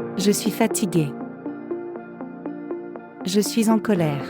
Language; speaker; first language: French; non-native, local second language; Malagasy